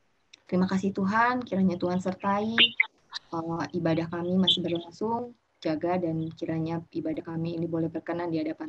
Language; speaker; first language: Indonesian; native; Indonesian